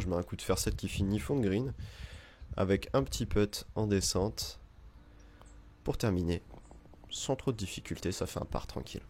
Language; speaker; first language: French; native; French